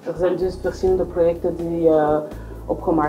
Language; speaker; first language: Dutch; non-native, learner; French